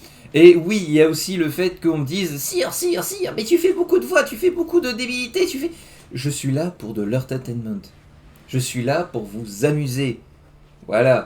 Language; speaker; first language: French; native; French